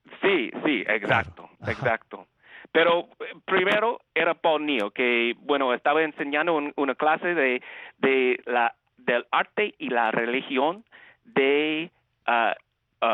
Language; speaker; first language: Spanish; early bilingual, heritage; Spanish